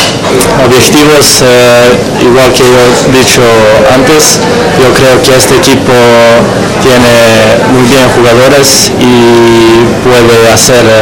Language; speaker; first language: Spanish; non-native, learner; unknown